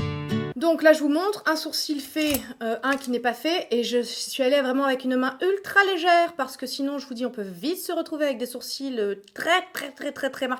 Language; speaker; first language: French; native; French